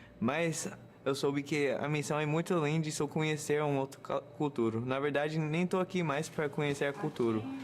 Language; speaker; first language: Portuguese; non-native, fluent; English